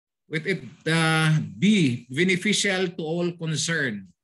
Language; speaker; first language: English; non-native, local second language; Filipino